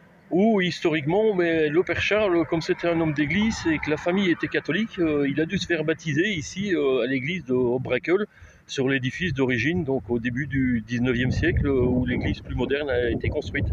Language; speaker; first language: French; native; French